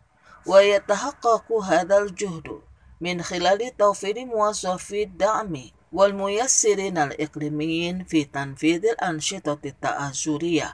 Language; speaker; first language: Arabic; non-native, fluent; Indonesian